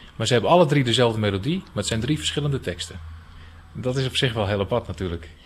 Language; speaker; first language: Dutch; native; Dutch